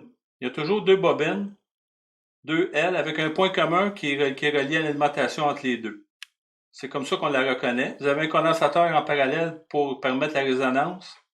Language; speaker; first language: French; native; French